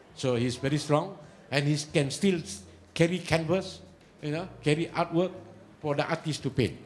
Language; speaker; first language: English; non-native, local second language; Malay